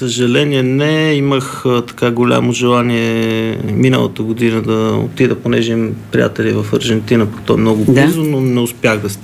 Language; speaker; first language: Bulgarian; native; Bulgarian